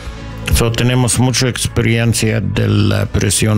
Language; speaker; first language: Spanish; non-native, learner; English